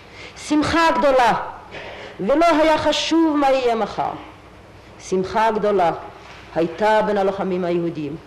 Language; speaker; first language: Hebrew; non-native, fluent; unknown